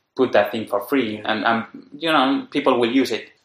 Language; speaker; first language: English; non-native, fluent; Spanish